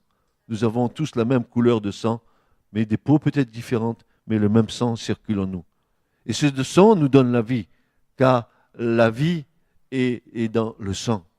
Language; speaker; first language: French; native; French